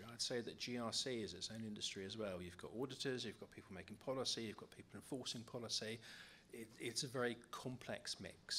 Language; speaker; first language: English; native; English